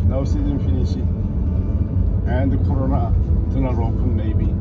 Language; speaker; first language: English; non-native, learner; Korean